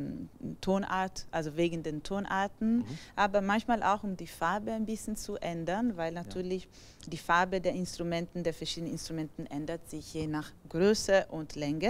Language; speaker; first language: German; non-native, fluent; Italian